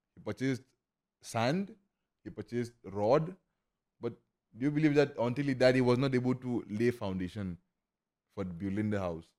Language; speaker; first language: English; non-native, local second language; Igbo